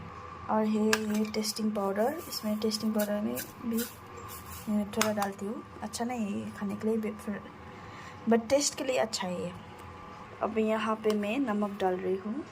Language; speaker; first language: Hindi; non-native, local second language; Nepali